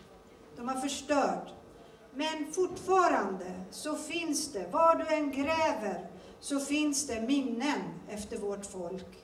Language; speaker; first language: Swedish; early bilingual, other home language; Turoyo